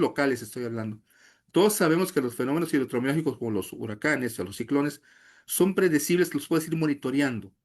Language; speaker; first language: Spanish; native; Spanish